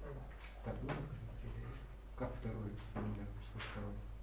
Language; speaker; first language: Russian; native; Russian